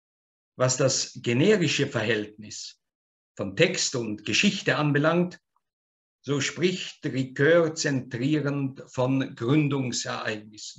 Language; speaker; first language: German; native; German